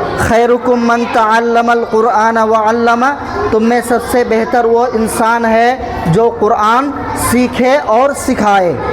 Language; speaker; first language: Urdu; native; Urdu